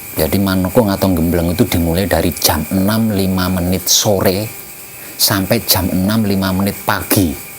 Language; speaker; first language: Indonesian; non-native, local second language; Javanese